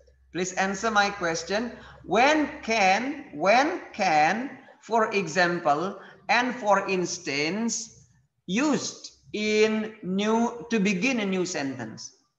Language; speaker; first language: English; non-native, fluent; Indonesian